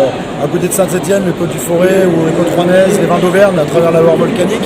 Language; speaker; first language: French; native; French